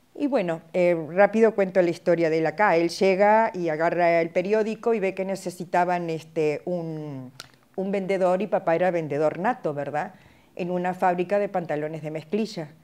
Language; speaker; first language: Spanish; native; Spanish